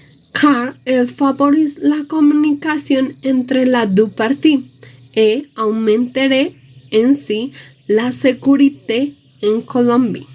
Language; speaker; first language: French; non-native, learner; Spanish